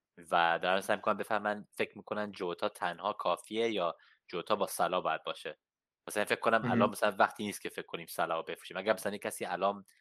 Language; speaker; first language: Persian; early bilingual, heritage; Persian